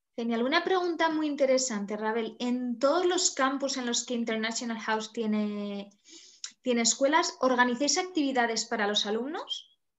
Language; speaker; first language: Spanish; native; Spanish